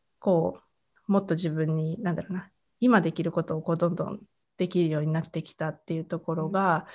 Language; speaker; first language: Japanese; native; Japanese